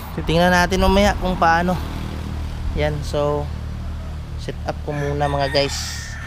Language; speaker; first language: Filipino; non-native, local second language; Cebuano